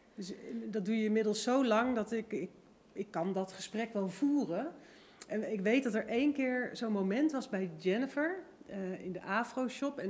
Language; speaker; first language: Dutch; native; Dutch